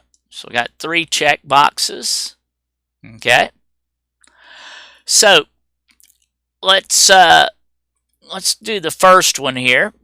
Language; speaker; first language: English; native; English